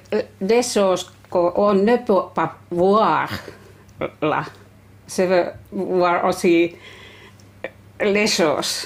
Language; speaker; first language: French; non-native, learner; Finnish